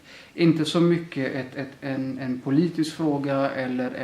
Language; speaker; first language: Swedish; early bilingual, other home language; Somali